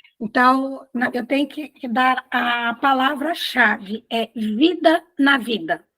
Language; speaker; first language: Portuguese; native; Portuguese